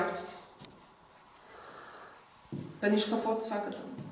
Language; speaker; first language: German; non-native, fluent; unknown